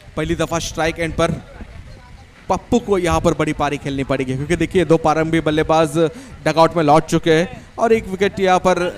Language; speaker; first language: Hindi; non-native, local second language; Marathi